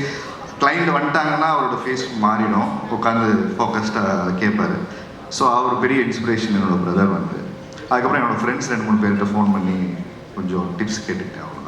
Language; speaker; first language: Tamil; native; Tamil